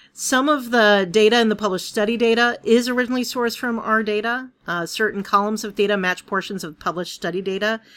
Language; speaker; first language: English; native; English